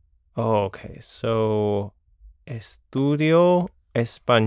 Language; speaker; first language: Spanish; non-native, learner; English